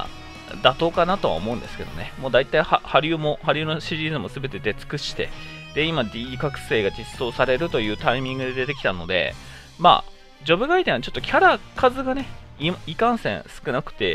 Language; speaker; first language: Japanese; native; Japanese